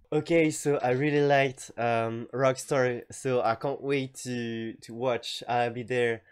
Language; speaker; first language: English; non-native, fluent; French